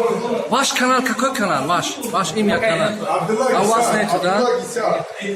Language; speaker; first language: Russian; non-native, learner; Tajik